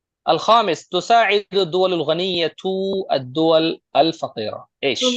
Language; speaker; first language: Arabic; non-native, fluent; Urdu